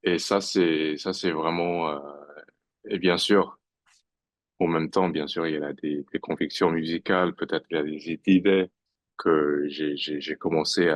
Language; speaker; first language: French; non-native, fluent; English